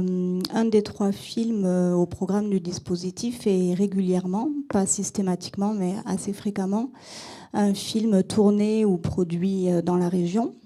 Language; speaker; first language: French; native; French